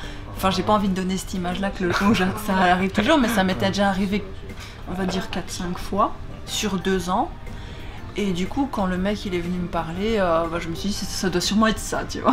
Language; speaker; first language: French; native; French